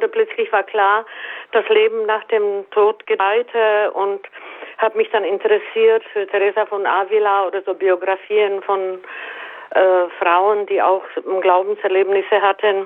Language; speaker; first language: German; native; German